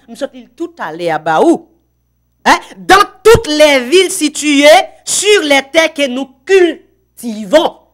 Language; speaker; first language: French; non-native, local second language; Haitian Creole